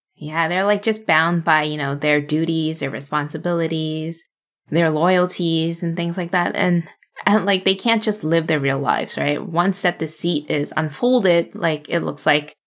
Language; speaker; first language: English; early bilingual, other home language; Cantonese